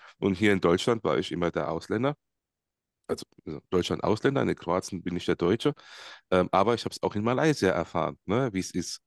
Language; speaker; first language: German; early bilingual, other home language; Croatian